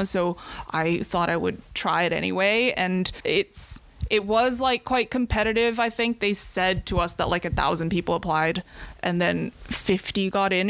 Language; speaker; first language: English; non-native, local second language; Cantonese